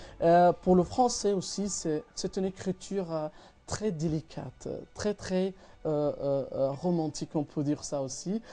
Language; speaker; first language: French; non-native, fluent; Arabic